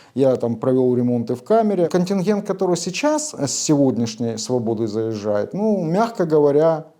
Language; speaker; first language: Russian; native; Russian